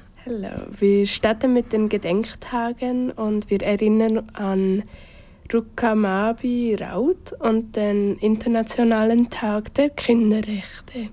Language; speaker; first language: German; native; German